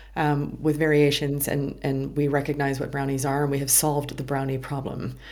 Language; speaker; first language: English; native; English